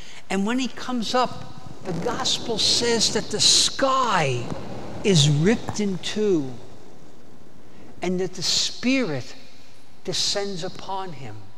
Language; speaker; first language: English; native; English